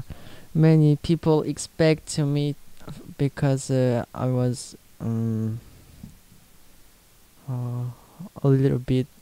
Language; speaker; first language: English; non-native, learner; Korean